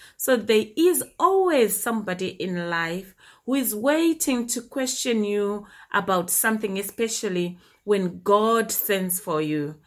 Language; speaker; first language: English; non-native, local second language; Shona